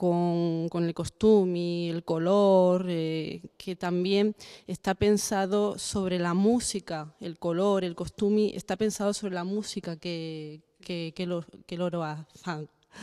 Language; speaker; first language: Italian; non-native, learner; Spanish